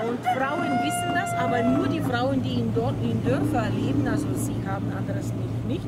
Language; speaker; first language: German; non-native, learner; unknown